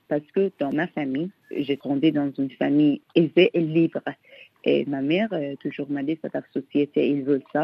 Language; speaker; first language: French; non-native, learner; Persian